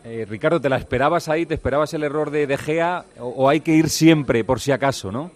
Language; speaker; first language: Spanish; native; Spanish